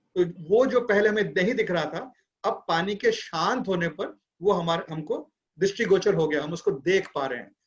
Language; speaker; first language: Hindi; non-native, local second language; Bangla